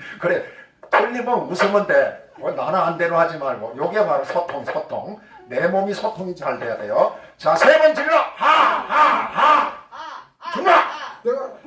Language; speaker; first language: Korean; native; Korean